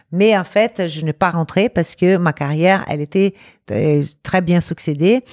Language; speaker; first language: French; non-native, fluent; Portuguese